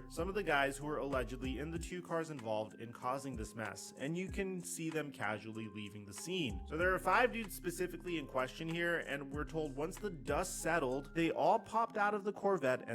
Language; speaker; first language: English; native; English